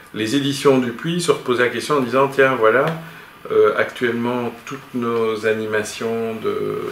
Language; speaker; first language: French; native; French